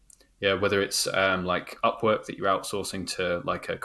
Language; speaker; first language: English; native; English